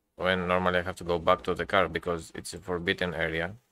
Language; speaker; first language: English; non-native, learner; Greek